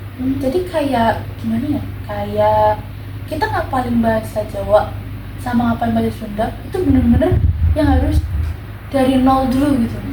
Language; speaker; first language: Indonesian; non-native, local second language; Javanese